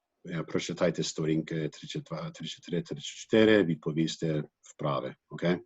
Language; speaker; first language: Ukrainian; early bilingual, heritage; Ukrainian